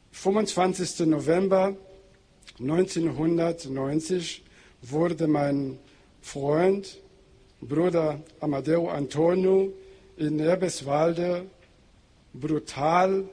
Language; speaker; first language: German; non-native, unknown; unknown